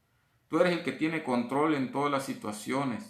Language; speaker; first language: Spanish; native; Spanish